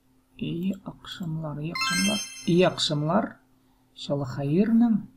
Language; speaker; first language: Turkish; non-native, learner; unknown